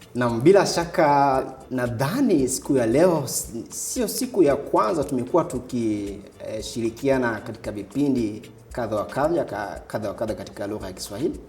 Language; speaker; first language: Swahili; native; Swahili